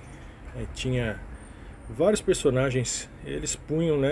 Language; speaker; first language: Portuguese; native; Portuguese